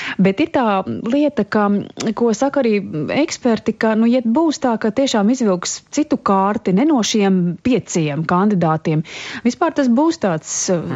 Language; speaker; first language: Latvian; native; Latvian